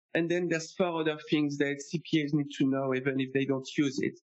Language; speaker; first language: English; non-native, fluent; French